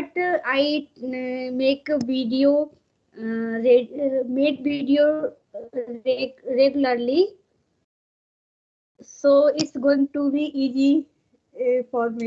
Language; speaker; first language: English; non-native, learner; Hindi